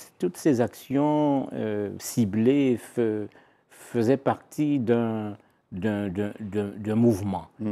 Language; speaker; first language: French; native; French